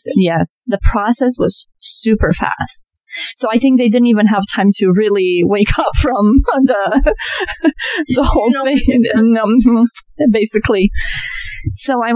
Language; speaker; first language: English; non-native, fluent; Romanian